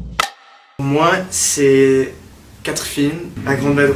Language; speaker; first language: French; early bilingual, heritage; English